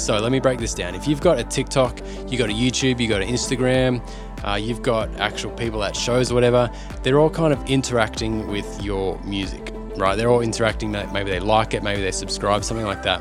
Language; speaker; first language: English; native; English